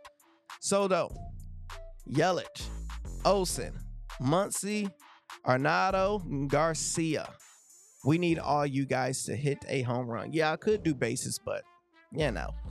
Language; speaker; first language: English; native; English